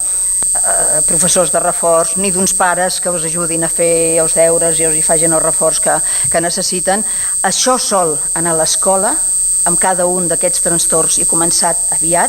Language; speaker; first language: Catalan; native; Catalan